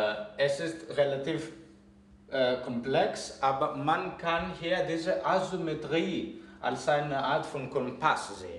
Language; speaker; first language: German; non-native, fluent; Greek